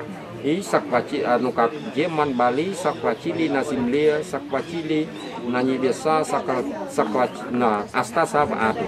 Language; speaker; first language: Russian; non-native, learner; Khmer